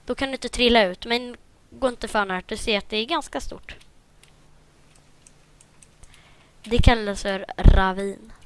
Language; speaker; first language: Swedish; native; Swedish